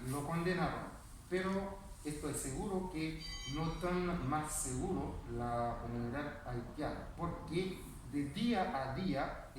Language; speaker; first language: Spanish; non-native, learner; Haitian Creole